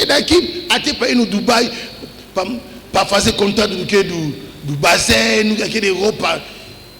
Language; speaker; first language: Portuguese; non-native, learner; Lingala